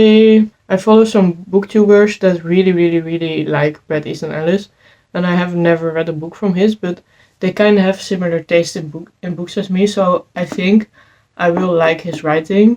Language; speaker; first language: English; non-native, fluent; Dutch